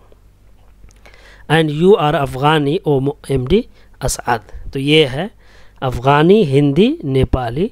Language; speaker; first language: Urdu; native; Urdu